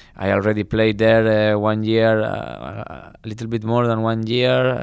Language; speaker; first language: English; non-native, fluent; Spanish